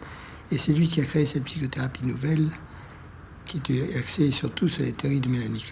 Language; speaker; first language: French; native; French